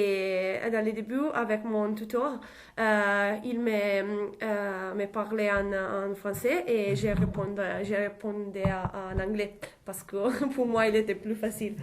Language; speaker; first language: French; non-native, learner; Italian